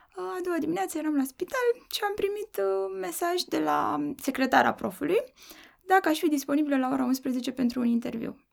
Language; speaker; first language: Romanian; native; Romanian